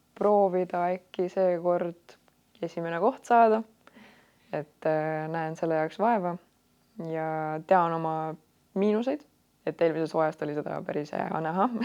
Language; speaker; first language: Estonian; non-native, local second language; Russian